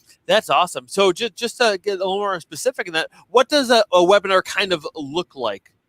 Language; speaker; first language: English; native; English